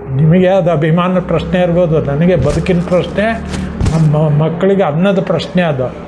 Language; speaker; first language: Kannada; non-native, local second language; Marathi